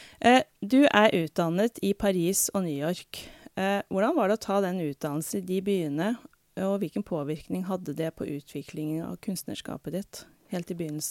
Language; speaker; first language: Norwegian; native; Norwegian